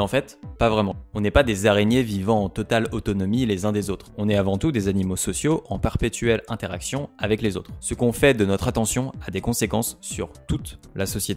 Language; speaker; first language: French; native; French